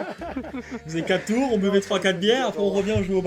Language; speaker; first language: French; native; French